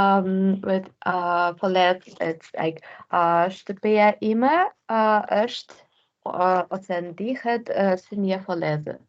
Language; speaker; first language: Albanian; non-native, learner; English